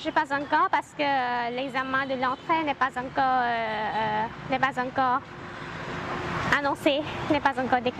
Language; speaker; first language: French; non-native, learner; Khmer